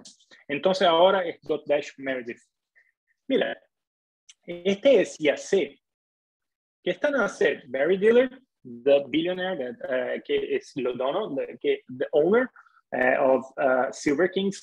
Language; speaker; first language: Spanish; non-native, fluent; Portuguese